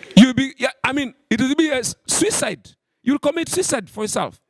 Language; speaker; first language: English; non-native, local second language; Swahili